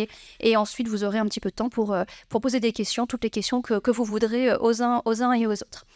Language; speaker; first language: French; native; French